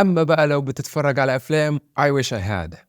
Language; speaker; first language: Arabic; native; Arabic